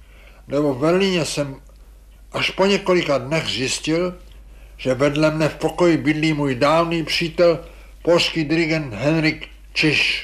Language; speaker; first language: Czech; native; Czech